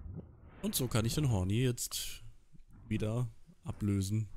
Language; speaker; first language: German; native; German